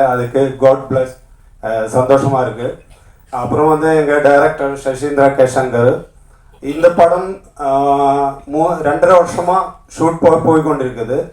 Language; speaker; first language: Tamil; non-native, learner; Malayalam